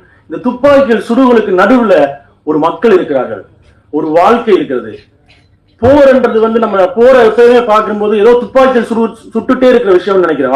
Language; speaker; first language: Tamil; native; Tamil